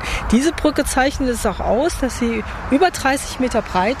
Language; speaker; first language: German; native; German